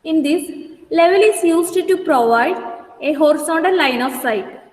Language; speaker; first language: English; non-native, local second language; Malayalam